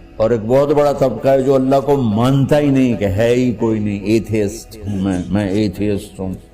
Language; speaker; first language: Urdu; non-native, local second language; Punjabi